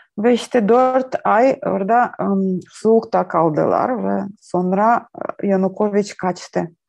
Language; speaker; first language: Turkish; non-native, learner; Ukrainian